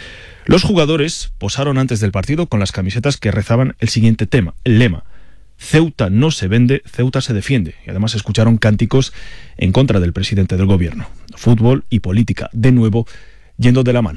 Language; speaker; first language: Spanish; native; Spanish